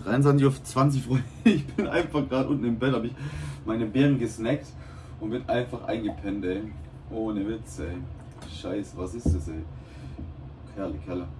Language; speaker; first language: German; native; German